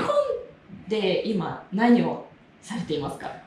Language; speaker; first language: Japanese; non-native, fluent; Russian